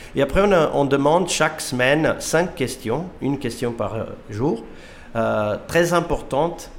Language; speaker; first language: French; non-native, fluent; Portuguese